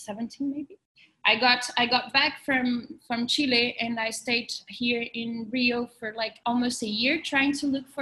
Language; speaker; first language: English; non-native, fluent; Portuguese